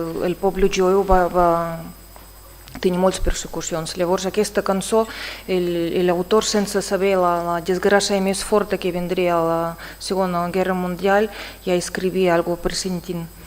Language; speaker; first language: Catalan; non-native, fluent; Russian